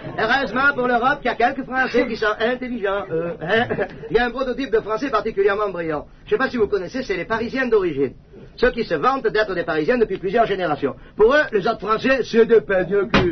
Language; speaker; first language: French; native; French